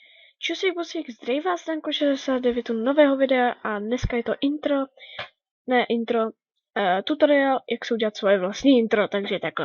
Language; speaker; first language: Czech; native; Czech